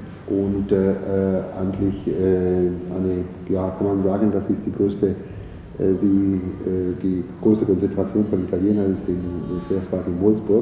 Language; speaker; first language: German; non-native, fluent; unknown